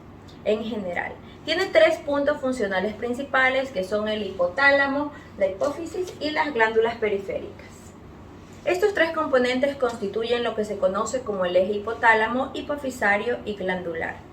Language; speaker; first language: Spanish; native; Spanish